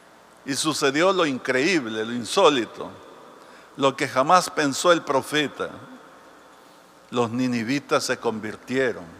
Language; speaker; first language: Spanish; native; Spanish